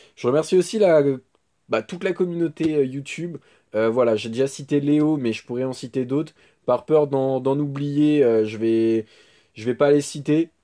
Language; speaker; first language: French; native; French